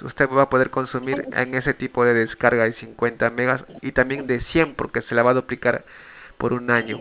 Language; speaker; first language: Spanish; native; Spanish